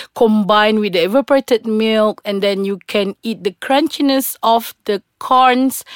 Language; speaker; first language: English; non-native, local second language; Malay